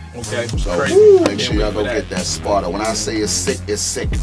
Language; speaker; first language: English; native; English